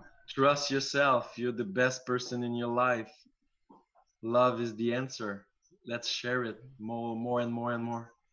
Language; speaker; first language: English; non-native, fluent; French